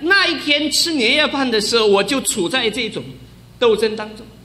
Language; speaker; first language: Chinese; native; Chinese